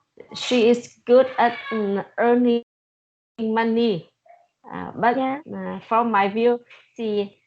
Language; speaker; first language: English; non-native, learner; Vietnamese